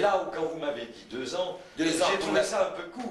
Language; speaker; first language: French; native; French